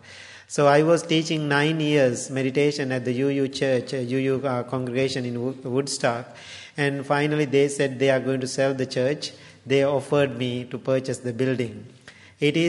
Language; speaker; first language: English; non-native, local second language; Sinhala